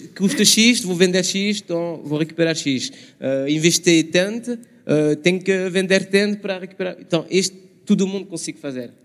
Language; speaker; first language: Portuguese; non-native, learner; French